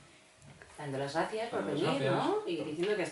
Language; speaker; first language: Spanish; native; Spanish